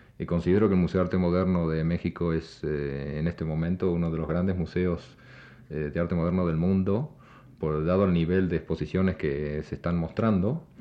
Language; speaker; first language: Spanish; native; Spanish